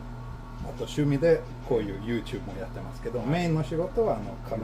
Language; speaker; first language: Japanese; non-native, fluent; Swedish